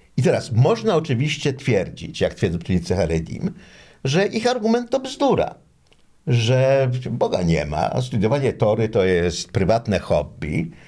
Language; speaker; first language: Polish; native; Polish